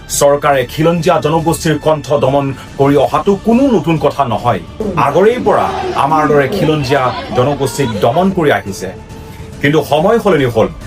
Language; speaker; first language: Assamese; non-native, local second language; Karbi